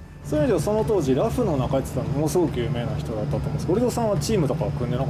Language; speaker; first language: Japanese; native; Japanese